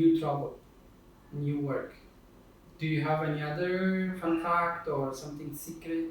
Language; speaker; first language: English; non-native, fluent; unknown